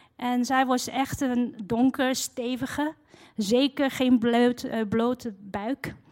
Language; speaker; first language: Dutch; non-native, fluent; Chinese